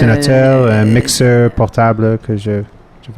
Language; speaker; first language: French; non-native, fluent; English